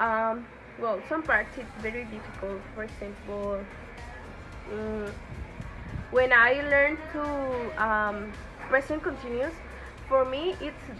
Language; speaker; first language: English; non-native, learner; Spanish